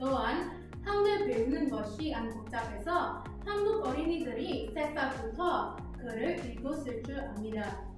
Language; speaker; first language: Korean; non-native, learner; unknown